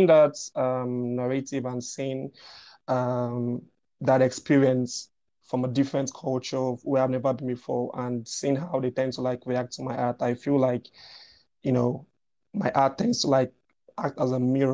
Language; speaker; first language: English; non-native, local second language; Igbo